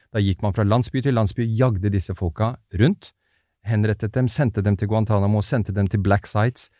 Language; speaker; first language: Norwegian; early bilingual, other home language; Persian